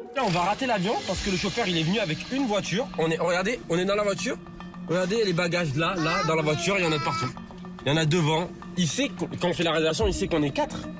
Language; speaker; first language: French; early bilingual, other home language; Portuguese